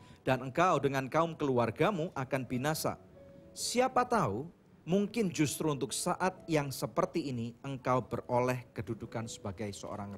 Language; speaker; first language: Indonesian; native; Indonesian